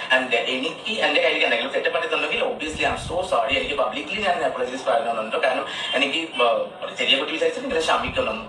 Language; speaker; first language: Malayalam; non-native, fluent; Assamese